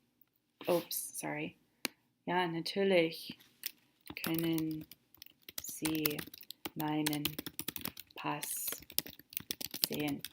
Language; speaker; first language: German; non-native, fluent; English